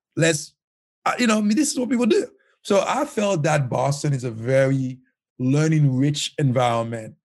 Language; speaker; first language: English; non-native, fluent; Haitian Creole